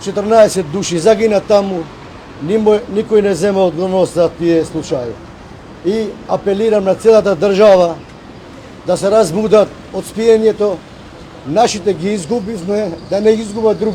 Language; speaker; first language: Macedonian; non-native, local second language; Albanian